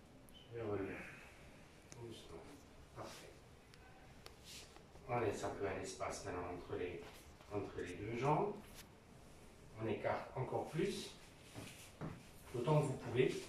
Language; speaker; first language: French; native; French